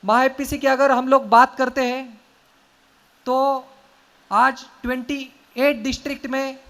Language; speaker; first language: Hindi; non-native, local second language; Marathi